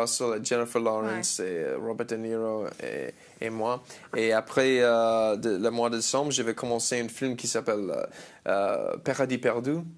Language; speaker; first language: French; non-native, learner; English